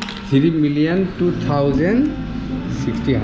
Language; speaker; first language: English; non-native, learner; Bangla